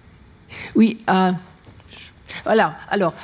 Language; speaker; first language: French; non-native, learner; German